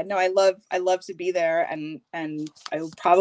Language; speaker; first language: English; native; English